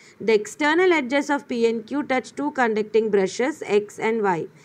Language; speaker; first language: English; non-native, local second language; Malayalam